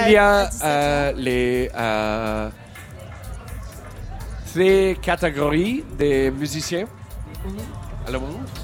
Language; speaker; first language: French; non-native, learner; English